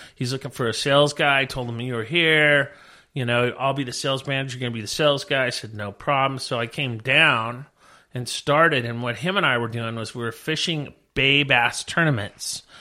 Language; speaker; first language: English; native; English